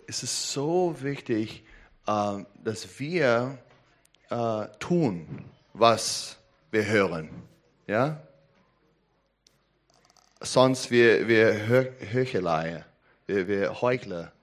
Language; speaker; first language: German; non-native, fluent; English